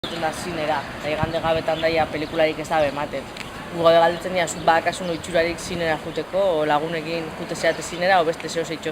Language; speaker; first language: Basque; native; Basque